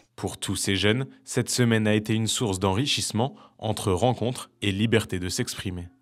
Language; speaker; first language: French; native; French